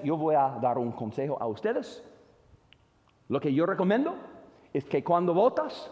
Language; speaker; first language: Spanish; non-native, fluent; English